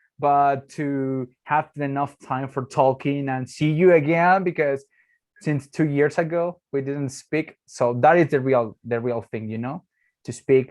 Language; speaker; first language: English; non-native, learner; Spanish